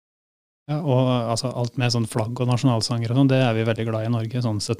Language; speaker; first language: Norwegian; native; Norwegian